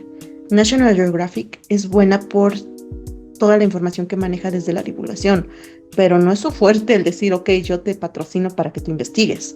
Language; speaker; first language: Spanish; native; Spanish